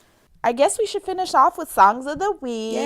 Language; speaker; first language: English; native; English